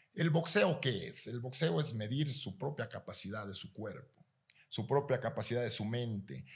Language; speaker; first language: Spanish; native; Spanish